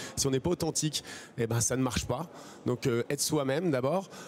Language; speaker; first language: French; native; French